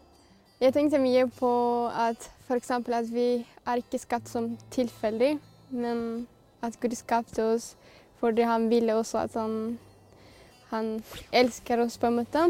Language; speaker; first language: Norwegian; non-native, fluent; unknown